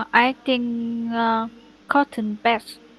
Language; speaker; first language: English; non-native, learner; Vietnamese